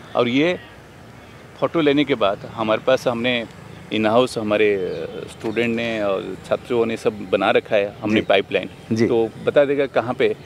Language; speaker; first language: Hindi; non-native, local second language; Odia